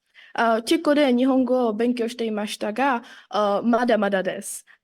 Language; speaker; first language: Japanese; non-native, learner; Czech